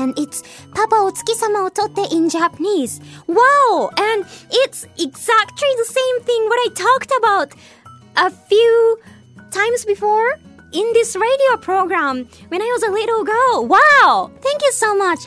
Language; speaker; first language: English; non-native, fluent; Japanese